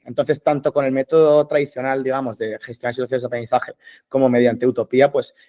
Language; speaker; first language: Spanish; native; Spanish